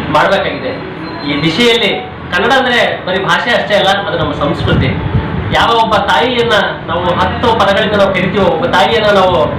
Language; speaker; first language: Kannada; native; Kannada